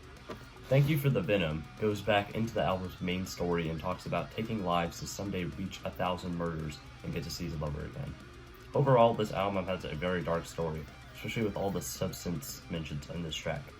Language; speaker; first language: English; native; English